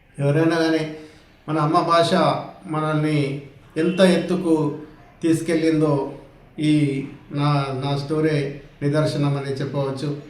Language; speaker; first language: Telugu; non-native, local second language; Gondi